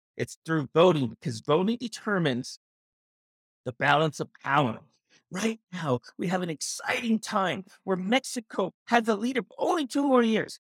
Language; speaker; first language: English; native; English